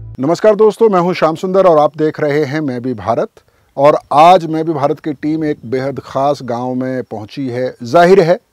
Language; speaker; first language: Hindi; native; Hindi